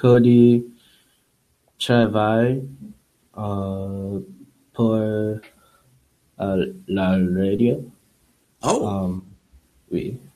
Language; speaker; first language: French; non-native, learner; English